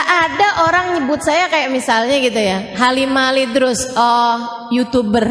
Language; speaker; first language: Indonesian; native; Indonesian